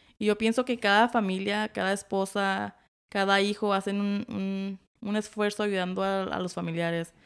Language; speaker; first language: Spanish; early bilingual, heritage; Spanish